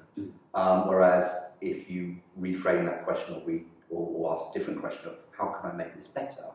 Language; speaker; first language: English; native; English